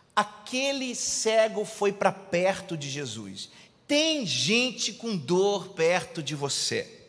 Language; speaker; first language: Portuguese; native; Portuguese